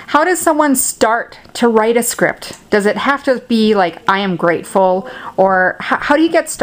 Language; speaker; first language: English; native; English